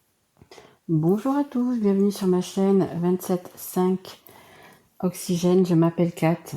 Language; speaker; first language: French; native; French